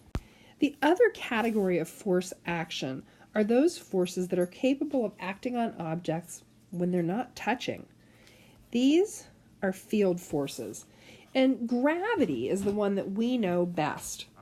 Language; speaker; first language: English; native; English